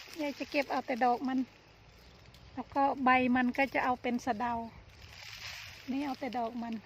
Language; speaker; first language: Thai; native; Thai